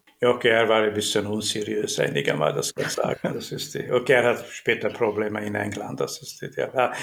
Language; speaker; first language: German; non-native, learner; Hungarian